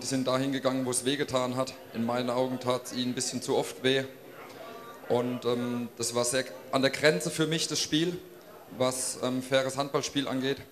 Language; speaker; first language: German; native; German